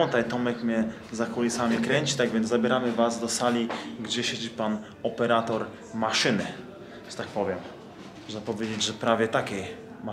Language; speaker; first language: Polish; native; Polish